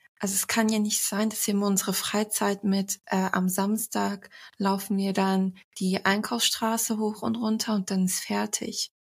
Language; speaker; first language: German; early bilingual, other home language; Turkish